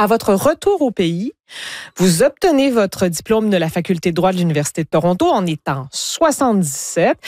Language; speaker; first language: French; native; French